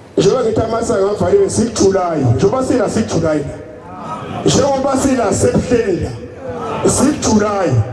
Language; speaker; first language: Zulu; native; Zulu